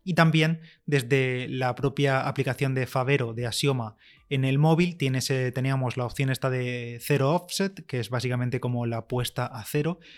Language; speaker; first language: Spanish; native; Spanish